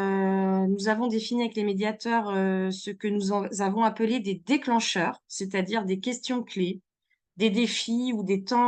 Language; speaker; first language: French; native; French